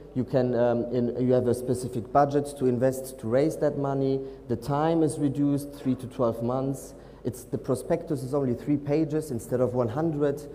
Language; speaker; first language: English; non-native, fluent; German